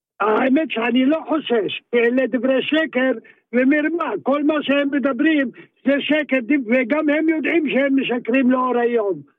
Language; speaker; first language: Hebrew; early bilingual, other home language; Arabic